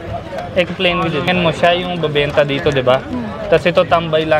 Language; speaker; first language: Filipino; non-native, learner; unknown